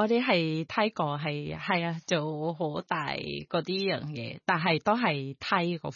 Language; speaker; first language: Cantonese; non-native, learner; Thai